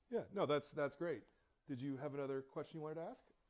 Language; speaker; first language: English; native; English